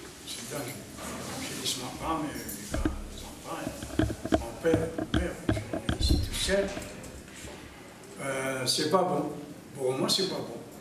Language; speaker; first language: French; non-native, learner; Arabic